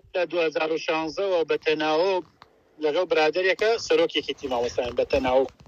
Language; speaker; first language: Central Kurdish; native; Central Kurdish